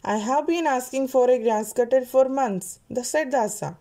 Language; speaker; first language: English; non-native, local second language; Malayalam